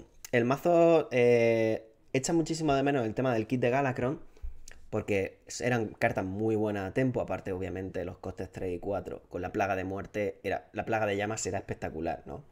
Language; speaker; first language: Spanish; native; Spanish